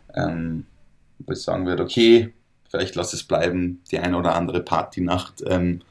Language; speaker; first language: German; native; German